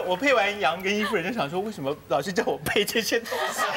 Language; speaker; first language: Chinese; native; Chinese